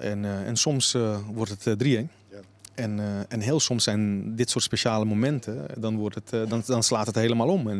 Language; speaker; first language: Dutch; native; Dutch